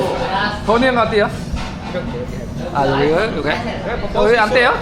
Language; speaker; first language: Korean; non-native, learner; Indonesian